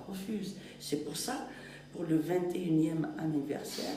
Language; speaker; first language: French; non-native, local second language; Kabyle